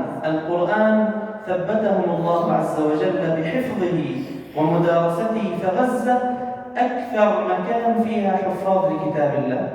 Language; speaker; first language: Arabic; native; Arabic